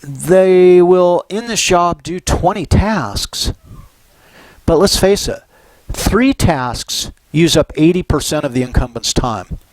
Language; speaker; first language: English; native; English